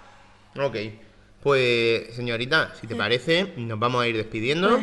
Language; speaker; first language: Spanish; native; Spanish